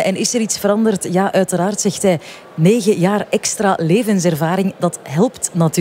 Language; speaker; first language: Dutch; native; Dutch